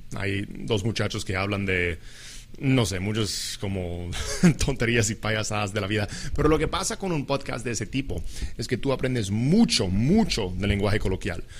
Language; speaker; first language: Spanish; non-native, fluent; English